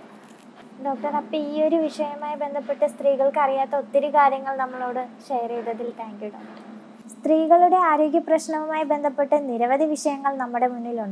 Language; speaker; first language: Malayalam; native; Malayalam